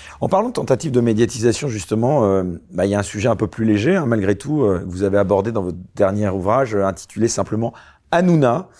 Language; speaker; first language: French; native; French